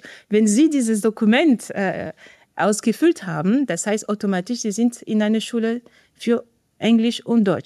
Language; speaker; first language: German; non-native, fluent; French